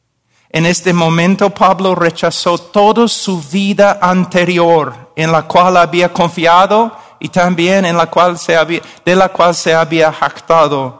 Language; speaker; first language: Spanish; non-native, fluent; English